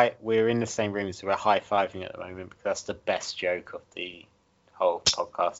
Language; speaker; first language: English; native; English